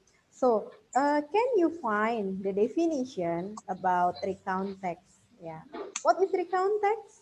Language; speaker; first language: English; non-native, fluent; Indonesian